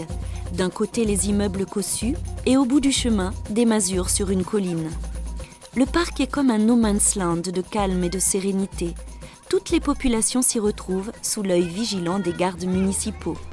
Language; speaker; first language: French; native; French